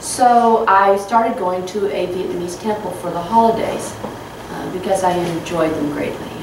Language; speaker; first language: English; native; English